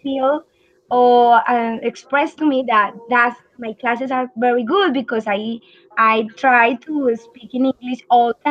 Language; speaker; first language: English; non-native, learner; Spanish